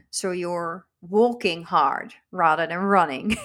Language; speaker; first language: English; non-native, fluent; Dutch